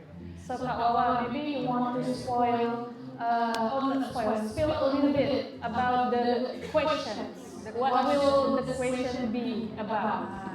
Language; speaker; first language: English; non-native, fluent; Indonesian